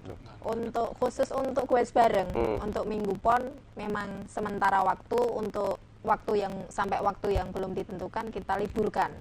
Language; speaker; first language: Indonesian; native; Indonesian